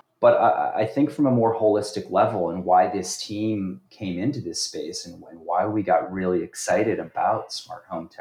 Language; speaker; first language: English; native; English